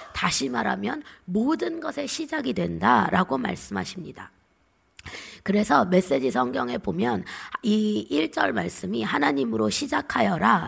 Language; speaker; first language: Korean; native; Korean